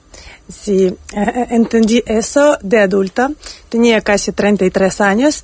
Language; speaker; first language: Spanish; non-native, fluent; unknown